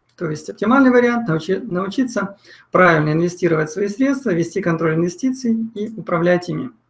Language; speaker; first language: Russian; native; Russian